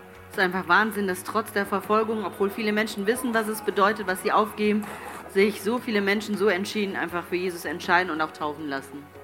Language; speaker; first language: German; early bilingual, other home language; Tamil